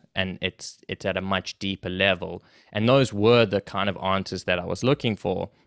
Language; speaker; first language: English; native; English